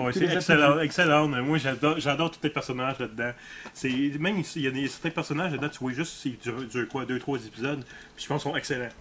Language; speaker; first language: French; native; French